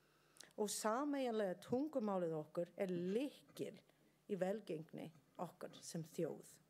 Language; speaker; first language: Icelandic; non-native, learner; English